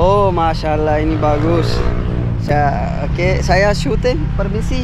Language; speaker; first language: Indonesian; non-native, learner; Urdu